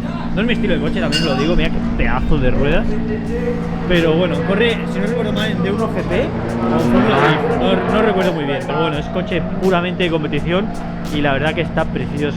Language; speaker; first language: Spanish; native; Spanish